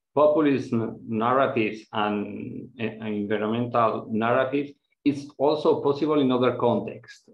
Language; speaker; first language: English; non-native, fluent; Spanish